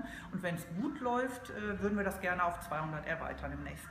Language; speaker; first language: German; native; German